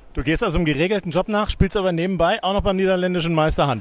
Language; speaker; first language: German; native; German